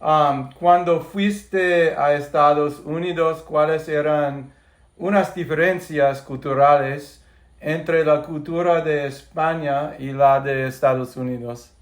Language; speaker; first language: Spanish; non-native, fluent; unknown